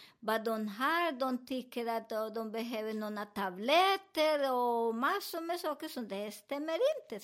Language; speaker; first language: Swedish; non-native, fluent; Spanish